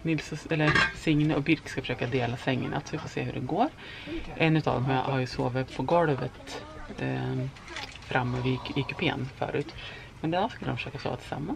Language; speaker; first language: Swedish; native; Swedish